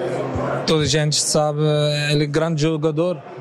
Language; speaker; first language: Portuguese; non-native, learner; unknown